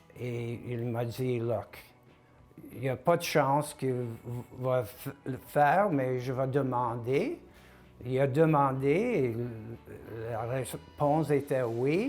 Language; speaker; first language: French; non-native, local second language; English